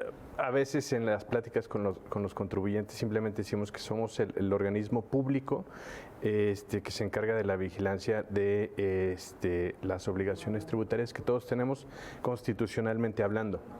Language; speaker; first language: Spanish; native; Spanish